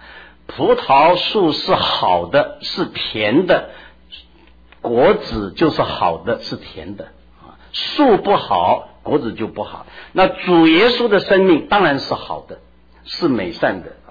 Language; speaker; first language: Chinese; native; Chinese